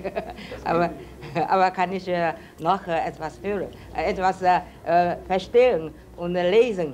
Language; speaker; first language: German; non-native, learner; Chinese